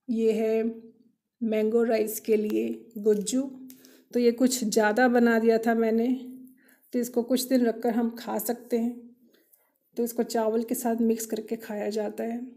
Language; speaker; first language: Hindi; non-native, local second language; Kannada